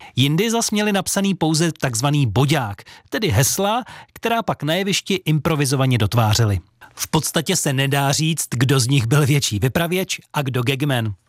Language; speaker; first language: Czech; native; Czech